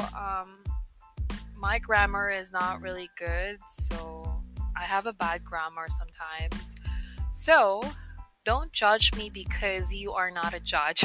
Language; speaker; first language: English; non-native, local second language; Filipino